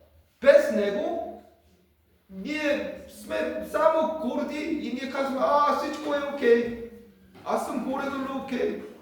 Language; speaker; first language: Bulgarian; non-native, learner; Korean